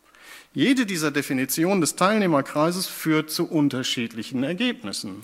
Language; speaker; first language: German; native; German